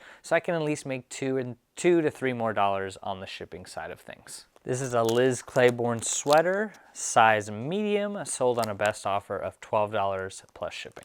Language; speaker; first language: English; native; English